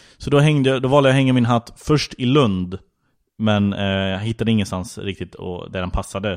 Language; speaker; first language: Swedish; native; Swedish